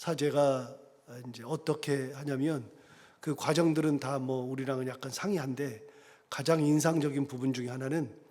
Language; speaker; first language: Korean; native; Korean